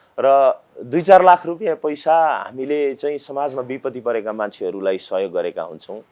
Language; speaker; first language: Nepali; native; Nepali